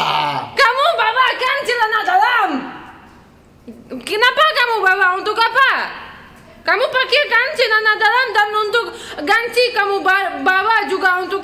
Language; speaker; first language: Indonesian; non-native, learner; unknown